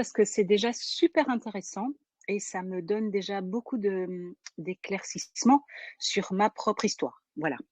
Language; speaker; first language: French; non-native, learner; Russian